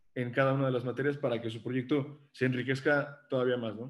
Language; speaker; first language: Spanish; native; Spanish